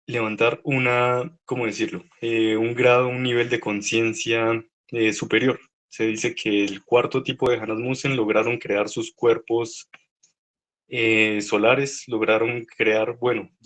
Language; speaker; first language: Spanish; native; Spanish